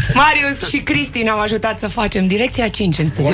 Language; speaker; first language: Romanian; native; Romanian